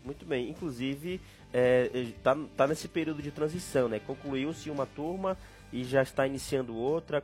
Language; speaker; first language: Portuguese; native; Portuguese